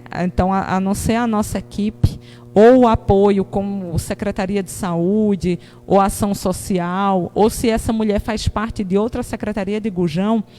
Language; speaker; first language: Portuguese; native; Portuguese